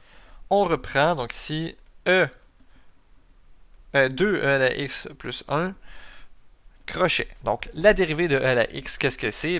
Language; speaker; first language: French; native; French